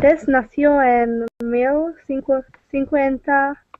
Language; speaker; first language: Spanish; non-native, learner; Czech